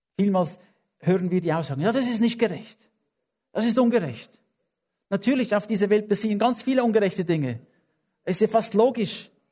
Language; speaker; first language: German; non-native, fluent; English